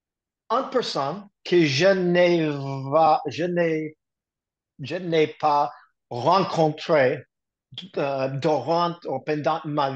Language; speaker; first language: French; non-native, learner; English